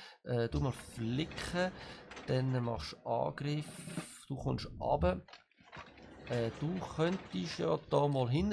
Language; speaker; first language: German; native; German